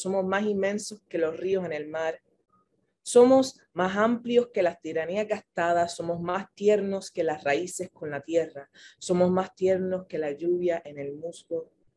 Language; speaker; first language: Spanish; native; Spanish